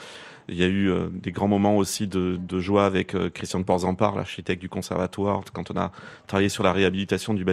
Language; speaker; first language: French; native; French